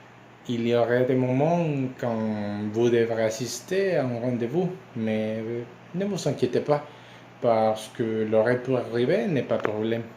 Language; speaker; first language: French; non-native, learner; Spanish